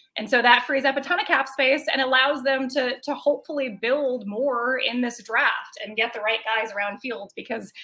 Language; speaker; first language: English; native; English